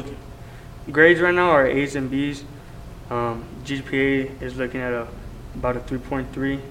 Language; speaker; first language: English; native; English